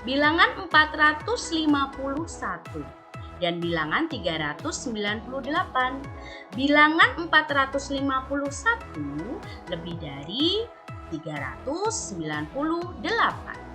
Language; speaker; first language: Indonesian; native; Indonesian